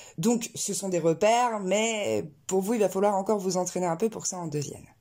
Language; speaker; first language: French; native; French